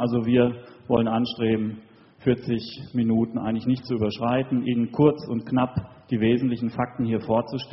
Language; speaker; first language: German; native; German